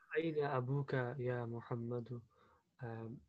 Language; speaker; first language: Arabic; non-native, learner; English